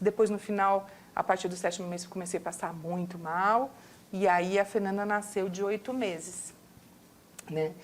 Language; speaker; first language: Portuguese; native; Portuguese